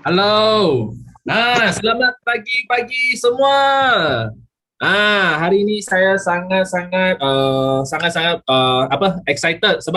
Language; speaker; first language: Malay; native; Malay